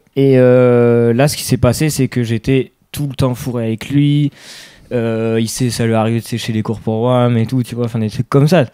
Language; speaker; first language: French; native; French